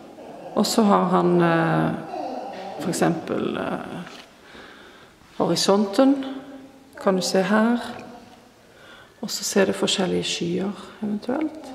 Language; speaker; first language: Norwegian; non-native, fluent; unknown